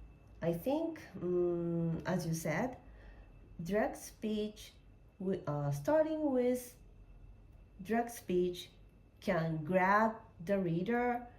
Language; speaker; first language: English; non-native, learner; Japanese